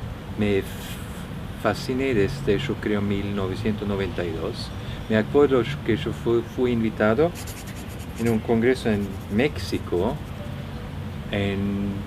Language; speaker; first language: Spanish; non-native, fluent; Norwegian